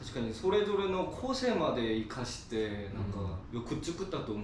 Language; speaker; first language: Japanese; non-native, fluent; Korean